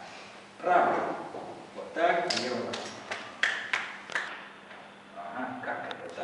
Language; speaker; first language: Russian; non-native, learner; Korean